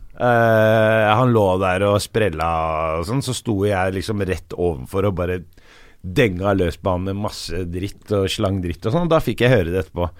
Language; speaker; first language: Norwegian; early bilingual, other home language; Arabic